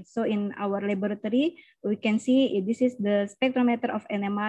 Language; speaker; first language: English; non-native, learner; Indonesian